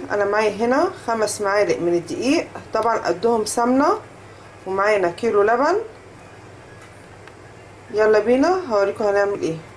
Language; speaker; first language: Arabic; native; Arabic